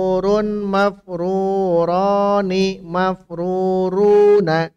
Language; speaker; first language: Arabic; non-native, fluent; Indonesian